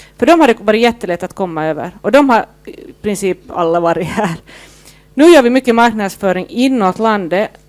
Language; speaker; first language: Swedish; native; Swedish